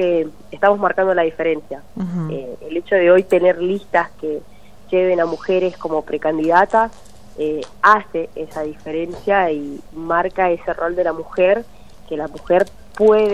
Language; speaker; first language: Spanish; native; Spanish